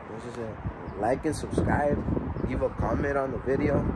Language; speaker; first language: English; early bilingual, other home language; Spanish